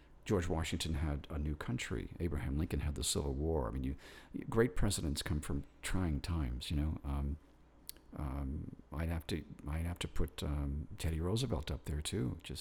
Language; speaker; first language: English; native; English